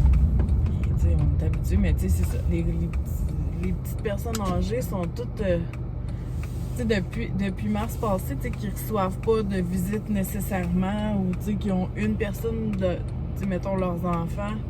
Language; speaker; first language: French; native; French